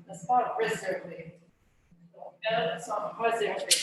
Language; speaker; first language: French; non-native, fluent; English